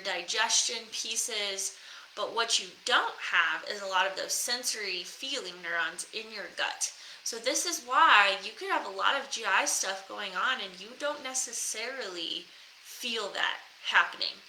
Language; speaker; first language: English; native; English